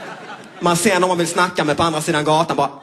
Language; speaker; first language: Swedish; native; Swedish